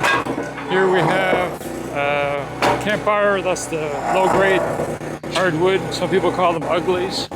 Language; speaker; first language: English; native; English